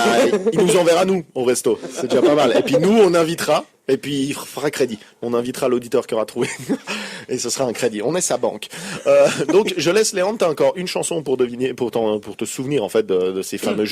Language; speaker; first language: French; native; French